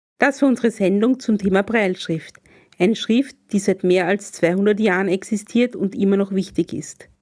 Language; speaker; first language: German; native; German